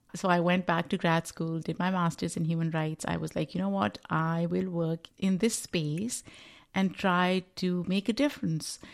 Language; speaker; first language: English; non-native, local second language; Urdu